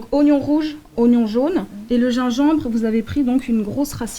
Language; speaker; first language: French; native; French